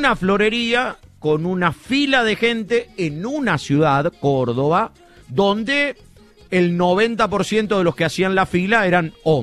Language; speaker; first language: Spanish; native; Spanish